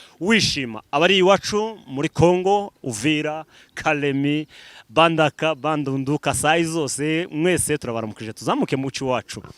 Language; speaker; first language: Kinyarwanda; native; Kinyarwanda